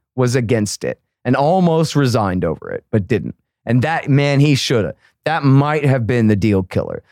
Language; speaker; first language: English; native; English